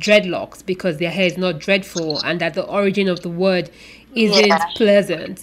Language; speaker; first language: English; non-native, local second language; Yoruba